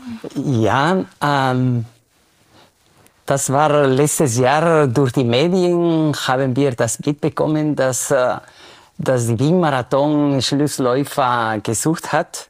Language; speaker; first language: German; non-native, fluent; Spanish